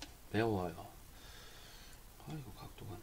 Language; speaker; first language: Korean; native; Korean